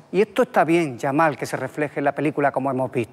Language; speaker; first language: Spanish; native; Spanish